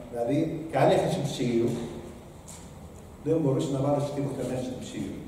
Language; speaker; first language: Greek; non-native, learner; Arabic